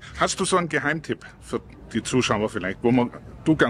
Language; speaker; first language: German; native; German